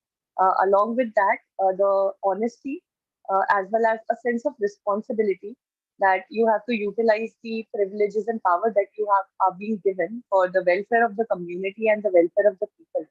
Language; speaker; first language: English; non-native, local second language; Hindi